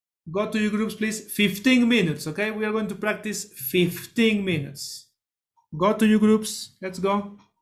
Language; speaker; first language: English; non-native, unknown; Spanish